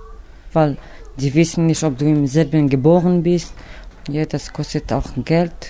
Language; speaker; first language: German; non-native, learner; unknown